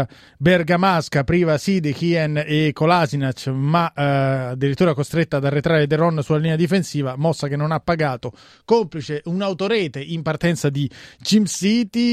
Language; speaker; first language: Italian; native; Italian